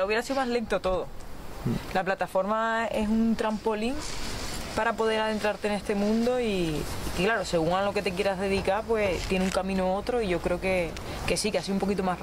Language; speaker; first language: Spanish; native; Spanish